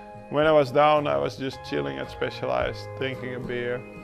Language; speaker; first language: English; non-native, fluent; Dutch